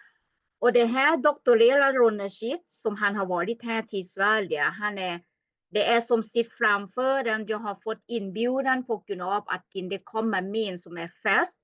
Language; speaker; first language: Swedish; non-native, learner; Thai